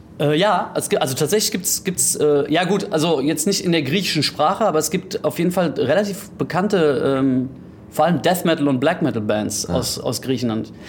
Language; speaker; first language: German; early bilingual, heritage; German